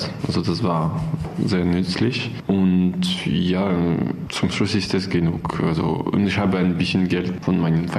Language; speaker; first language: German; non-native, learner; French